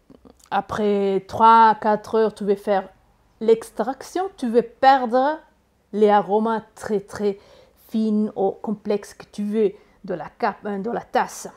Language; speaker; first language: French; non-native, learner; Italian